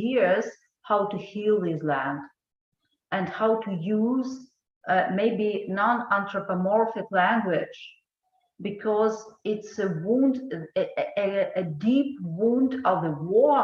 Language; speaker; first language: English; non-native, fluent; Ukrainian